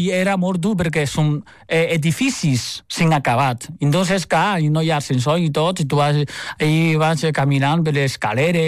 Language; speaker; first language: Catalan; non-native, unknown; Chinese